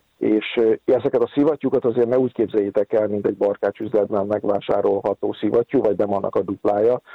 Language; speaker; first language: Hungarian; native; Hungarian